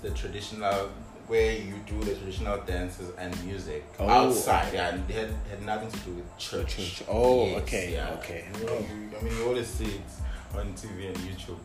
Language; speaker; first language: English; non-native, local second language; Zulu